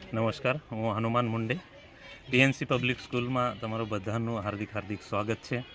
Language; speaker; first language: Gujarati; non-native, local second language; Marathi